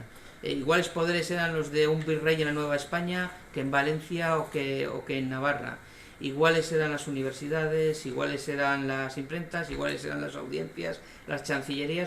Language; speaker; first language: Spanish; native; Spanish